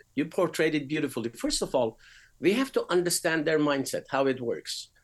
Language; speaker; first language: English; non-native, fluent; Persian